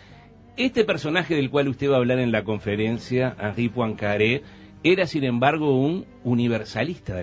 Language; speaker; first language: Spanish; native; Spanish